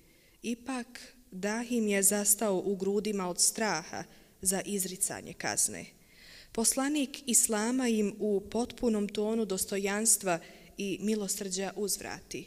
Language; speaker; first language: Bosnian; native; Bosnian